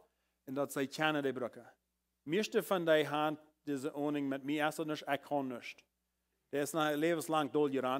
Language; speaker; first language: German; non-native, learner; Plautdietsch